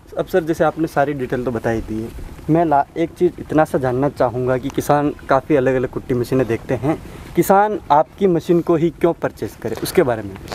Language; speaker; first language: Hindi; native; Hindi